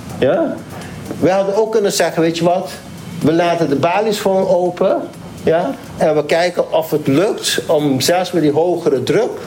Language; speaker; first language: Dutch; non-native, local second language; Papiamento